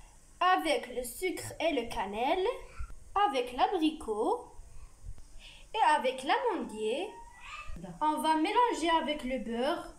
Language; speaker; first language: French; non-native, learner; Arabic